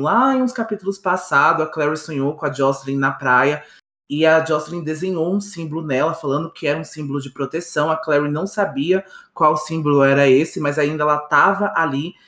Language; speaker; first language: Portuguese; native; Portuguese